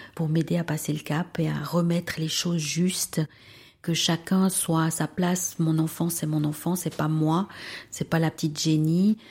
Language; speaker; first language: French; early bilingual, other home language; Spanish